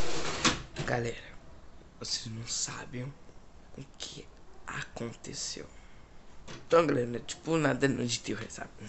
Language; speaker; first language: Portuguese; native; Portuguese